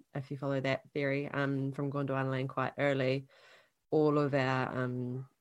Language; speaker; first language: English; native; English